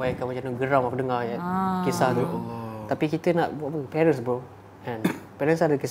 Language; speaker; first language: Malay; native; Malay